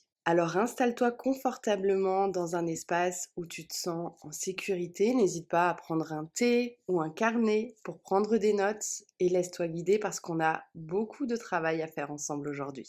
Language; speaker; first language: French; native; French